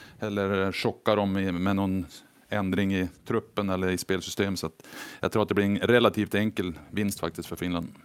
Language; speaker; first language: Swedish; native; Swedish